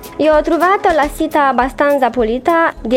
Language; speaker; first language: Italian; non-native, learner; Romanian